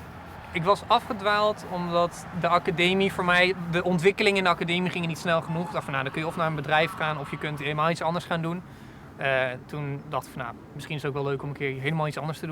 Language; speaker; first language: Dutch; native; Dutch